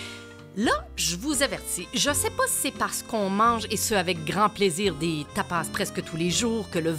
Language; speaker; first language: French; native; French